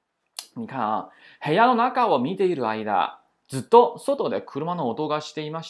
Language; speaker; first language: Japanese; non-native, fluent; Chinese